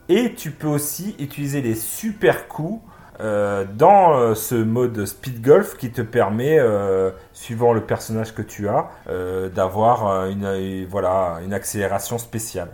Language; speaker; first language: French; native; French